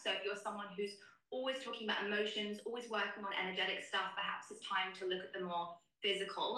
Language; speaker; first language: English; native; English